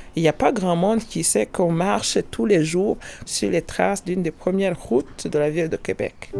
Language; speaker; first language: French; non-native, local second language; Kinyarwanda